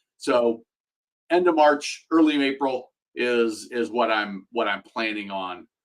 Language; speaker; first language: English; native; English